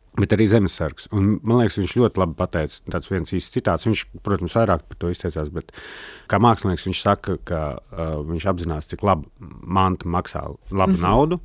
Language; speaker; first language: Latvian; native; Latvian